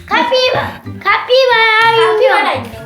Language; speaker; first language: Korean; native; Korean